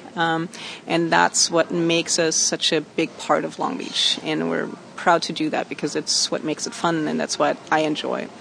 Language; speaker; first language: English; non-native, fluent; German